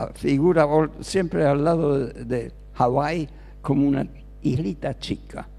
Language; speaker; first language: Spanish; early bilingual, other home language; German